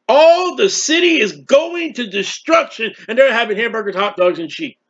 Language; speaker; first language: English; native; English